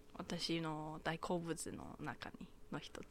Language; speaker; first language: Japanese; non-native, fluent; Chinese